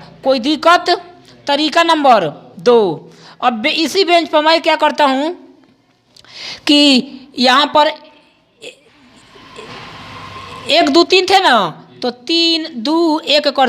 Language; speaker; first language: Hindi; non-native, local second language; Bhojpuri